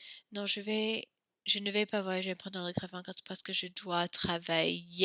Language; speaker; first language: French; non-native, fluent; English